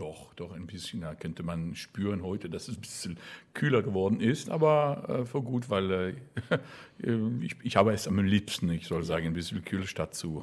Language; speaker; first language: German; non-native, fluent; French